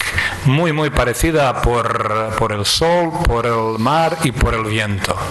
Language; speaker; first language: Spanish; non-native, fluent; Croatian